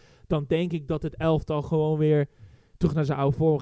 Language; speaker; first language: Dutch; native; Dutch